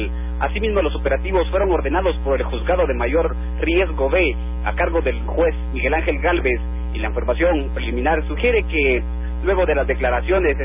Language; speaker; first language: Spanish; native; Spanish